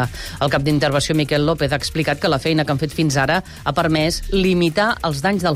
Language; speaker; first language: Catalan; native; Catalan